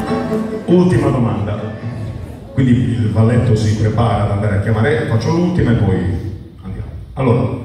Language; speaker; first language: Italian; native; Italian